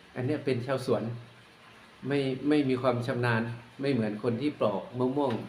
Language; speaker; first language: Thai; non-native, local second language; Northeastern Thai